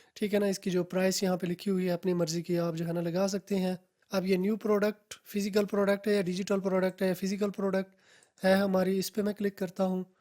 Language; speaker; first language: Urdu; non-native, local second language; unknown